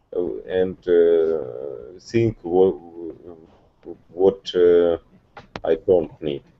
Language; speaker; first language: English; non-native, learner; Russian